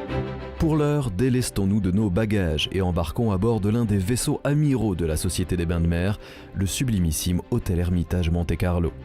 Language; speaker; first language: French; native; French